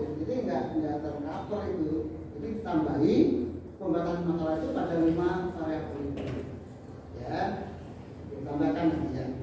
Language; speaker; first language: Indonesian; native; Indonesian